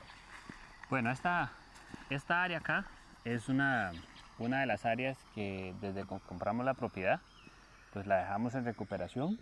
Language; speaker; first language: Spanish; native; Spanish